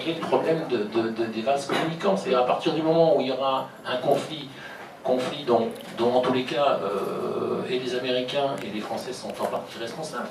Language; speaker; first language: French; native; French